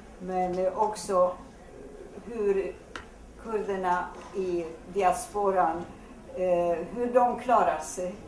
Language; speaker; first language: Swedish; non-native, fluent; Polish